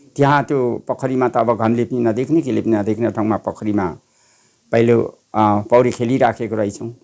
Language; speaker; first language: Nepali; non-native, local second language; Limburgish